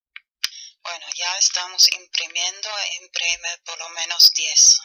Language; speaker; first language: Spanish; non-native, learner; German